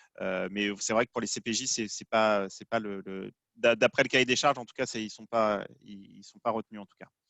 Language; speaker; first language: French; native; French